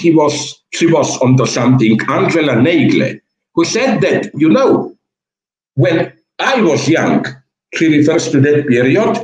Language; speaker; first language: English; non-native, fluent; Slovenian